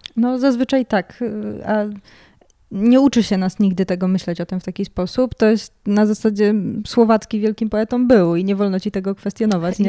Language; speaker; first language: Polish; native; Polish